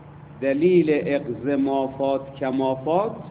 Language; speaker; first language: Persian; native; Persian